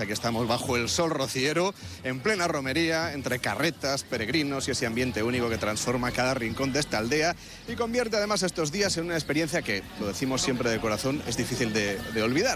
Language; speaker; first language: Spanish; native; Spanish